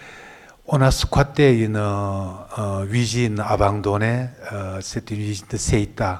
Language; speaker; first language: French; non-native, learner; Korean